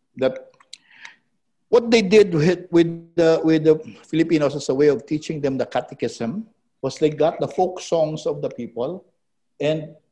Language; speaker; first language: English; non-native, local second language; Filipino